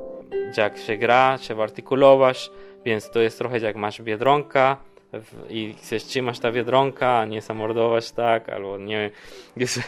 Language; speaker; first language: Polish; non-native, learner; Spanish